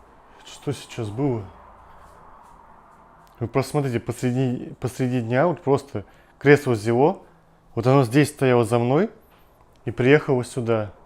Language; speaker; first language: Russian; native; Russian